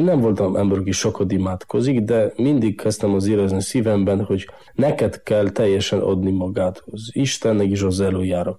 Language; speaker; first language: Hungarian; non-native, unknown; Polish